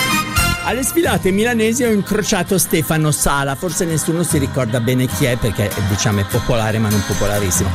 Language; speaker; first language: Italian; native; Italian